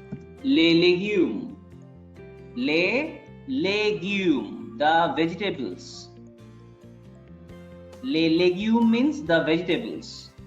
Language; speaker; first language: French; non-native, fluent; Bangla